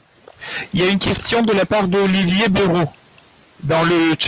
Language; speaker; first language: French; non-native, fluent; Bulgarian